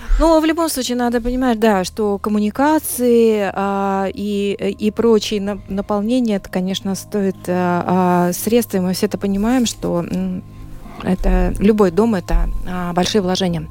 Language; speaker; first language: Russian; native; Russian